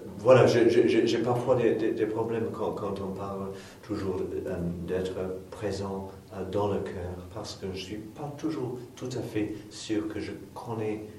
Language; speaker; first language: French; non-native, fluent; English